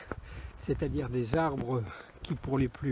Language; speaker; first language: French; native; French